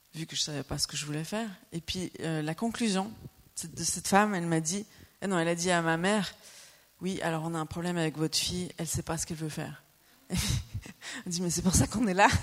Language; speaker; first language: French; native; French